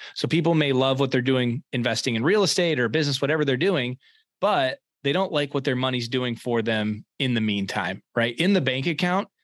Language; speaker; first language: English; native; English